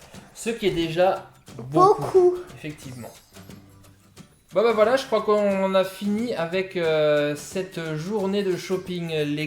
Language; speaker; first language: French; native; French